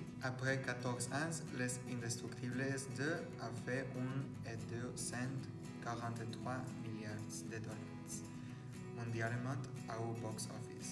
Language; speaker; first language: French; non-native, learner; Spanish